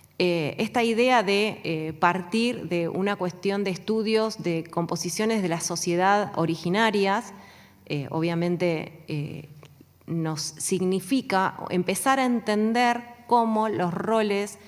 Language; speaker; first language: Spanish; native; Spanish